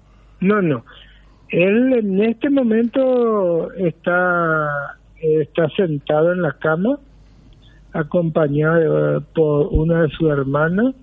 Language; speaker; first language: Spanish; native; Spanish